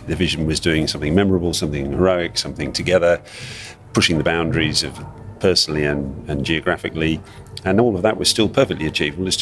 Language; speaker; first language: English; native; English